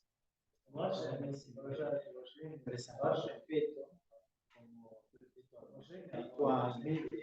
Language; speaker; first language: Russian; non-native, learner; Spanish